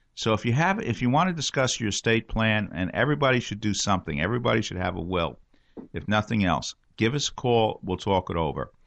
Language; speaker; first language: English; native; English